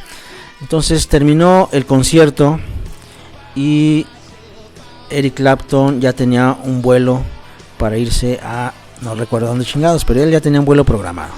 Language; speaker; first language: Spanish; native; Spanish